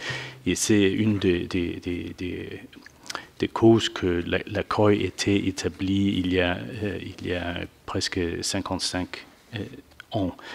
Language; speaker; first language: French; non-native, fluent; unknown